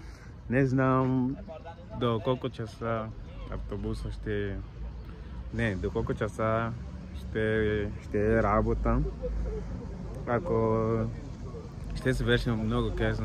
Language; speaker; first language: Bulgarian; non-native, learner; Portuguese